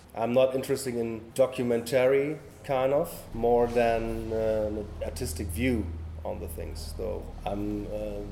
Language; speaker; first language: English; non-native, learner; German